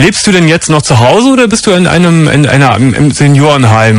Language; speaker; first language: German; native; German